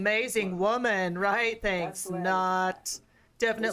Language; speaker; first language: English; native; English